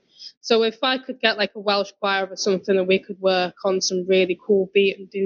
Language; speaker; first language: English; native; English